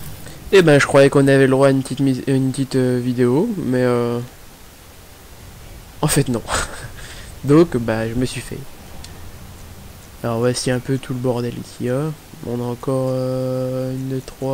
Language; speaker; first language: French; native; French